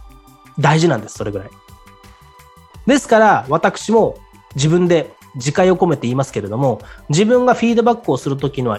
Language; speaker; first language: Japanese; native; Japanese